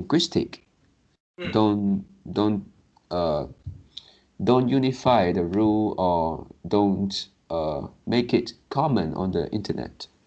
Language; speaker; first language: English; non-native, local second language; Chinese